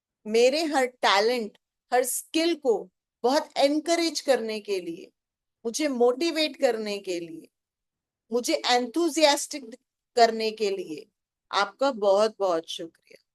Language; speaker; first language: Hindi; native; Hindi